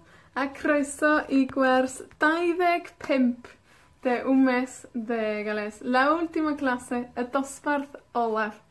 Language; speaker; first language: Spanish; non-native, fluent; Welsh